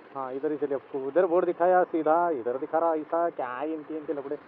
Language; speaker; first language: Hindi; non-native, local second language; Marathi